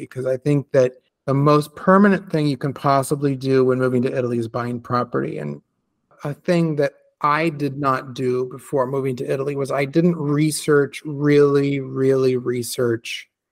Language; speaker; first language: English; native; English